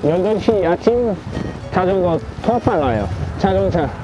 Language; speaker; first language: Korean; non-native, learner; English